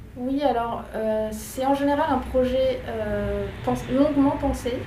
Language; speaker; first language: French; native; French